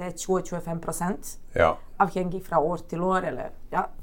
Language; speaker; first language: Norwegian; non-native, fluent; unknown